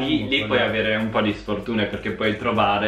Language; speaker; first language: Italian; native; Italian